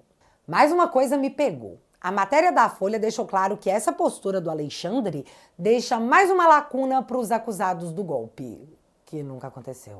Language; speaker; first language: Portuguese; native; Portuguese